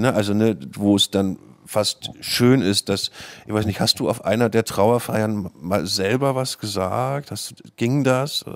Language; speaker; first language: German; native; German